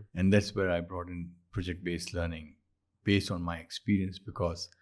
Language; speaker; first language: English; non-native, local second language; Urdu